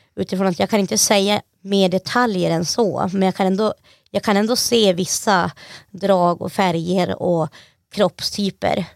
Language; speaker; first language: Swedish; native; Swedish